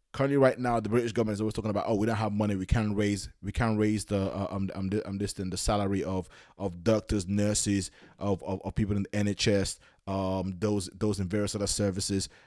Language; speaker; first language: English; native; English